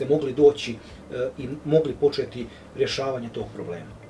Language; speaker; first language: Serbian; native; Serbian